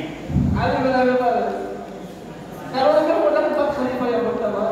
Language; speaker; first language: Indonesian; non-native, learner; Arabic